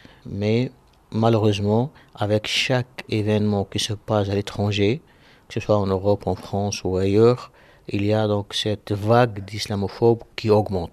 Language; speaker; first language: French; non-native, local second language; Arabic